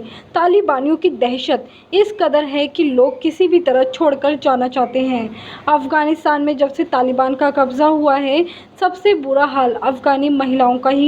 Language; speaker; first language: Hindi; native; Hindi